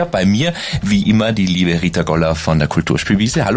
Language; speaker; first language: German; native; German